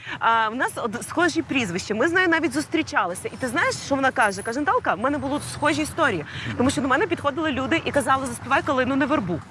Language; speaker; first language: Ukrainian; native; Ukrainian